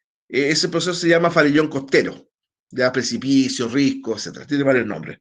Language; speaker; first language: Spanish; native; Spanish